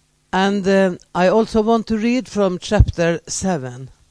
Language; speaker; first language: English; non-native, fluent; Norwegian